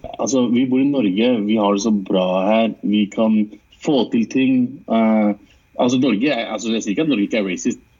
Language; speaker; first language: Norwegian; early bilingual, other home language; Urdu